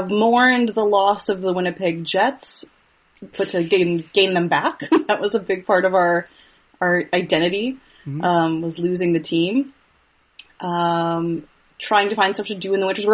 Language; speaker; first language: English; native; English